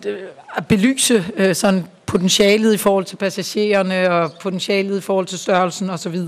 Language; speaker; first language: Danish; native; Danish